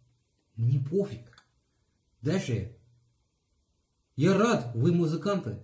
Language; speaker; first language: Russian; non-native, learner; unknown